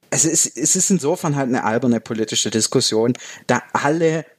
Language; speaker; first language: German; native; German